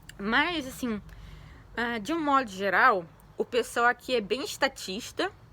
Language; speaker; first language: Portuguese; native; Portuguese